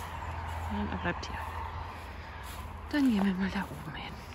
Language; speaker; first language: German; native; German